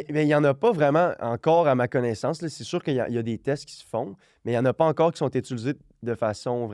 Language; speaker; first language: French; native; French